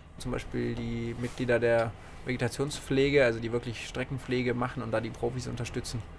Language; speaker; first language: German; native; German